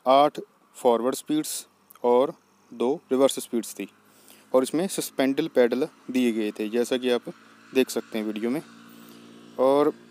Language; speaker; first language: Hindi; non-native, local second language; Punjabi